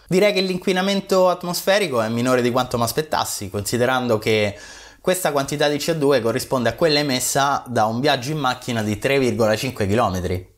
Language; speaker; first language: Italian; native; Italian